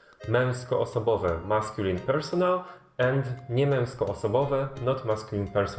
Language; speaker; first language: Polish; native; Polish